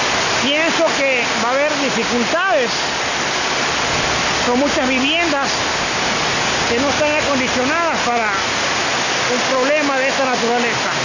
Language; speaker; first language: Spanish; native; Spanish